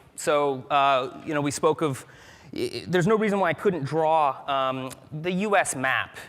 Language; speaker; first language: English; native; English